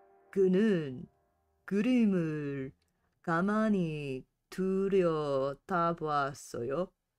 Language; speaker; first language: Korean; non-native, learner; English